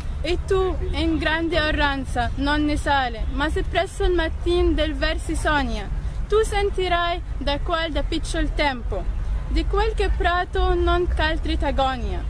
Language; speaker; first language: Italian; non-native, learner; Arabic